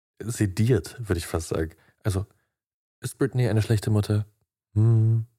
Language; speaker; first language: German; native; German